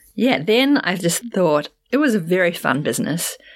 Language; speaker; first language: English; native; English